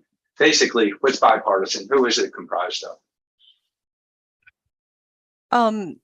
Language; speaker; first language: English; native; English